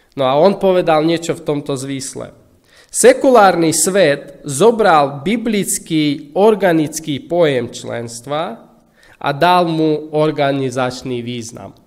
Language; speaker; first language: Slovak; non-native, fluent; Russian